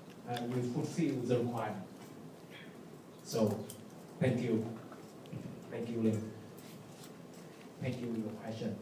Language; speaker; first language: English; non-native, learner; Vietnamese